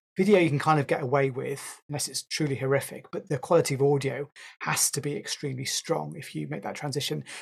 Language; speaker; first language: English; native; English